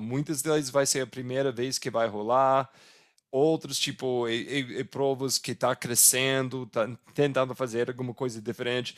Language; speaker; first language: Portuguese; non-native, fluent; English